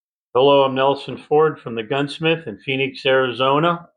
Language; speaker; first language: English; native; English